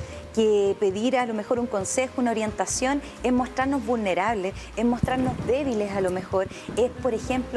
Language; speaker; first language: Spanish; native; Spanish